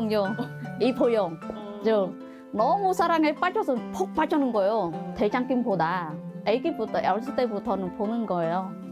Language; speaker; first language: Korean; non-native, learner; Khmer